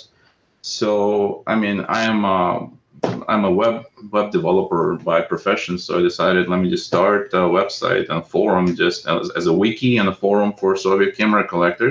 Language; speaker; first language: English; non-native, fluent; Russian